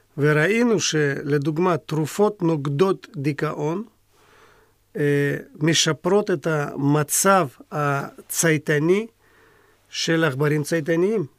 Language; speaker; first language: Hebrew; non-native, fluent; Russian